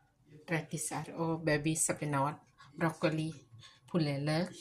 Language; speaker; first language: Swedish; non-native, learner; Thai